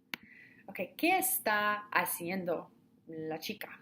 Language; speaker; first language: Spanish; non-native, fluent; English